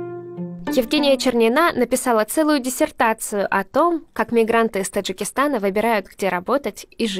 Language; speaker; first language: Russian; native; Russian